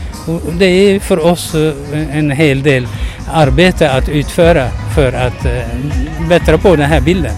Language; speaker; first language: Swedish; non-native, fluent; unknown